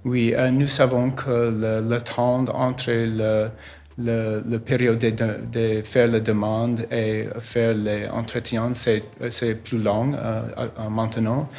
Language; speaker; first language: French; non-native, learner; English